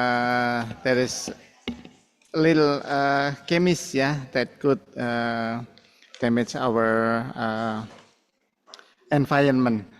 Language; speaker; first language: English; non-native, fluent; Indonesian